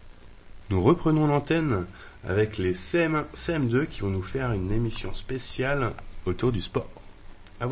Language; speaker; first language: French; native; French